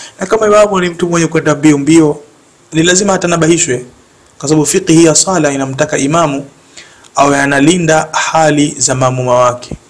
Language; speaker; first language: Swahili; native; Swahili